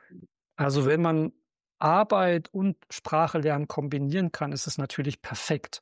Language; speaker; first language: German; native; German